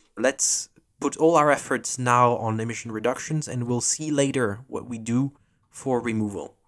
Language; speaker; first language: English; non-native, fluent; French